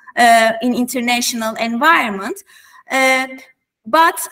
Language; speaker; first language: English; non-native, fluent; Turkish